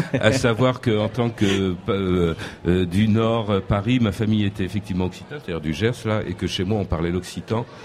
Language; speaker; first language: French; native; French